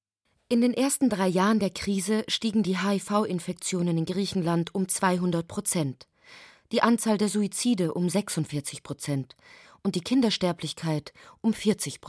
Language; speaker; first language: German; native; German